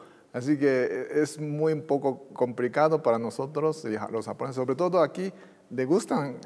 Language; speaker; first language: Spanish; non-native, fluent; Japanese